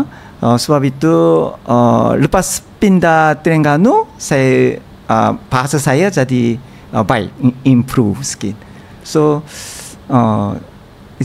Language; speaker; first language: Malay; non-native, learner; Korean